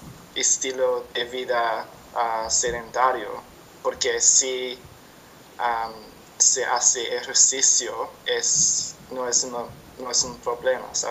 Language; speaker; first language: Spanish; non-native, learner; English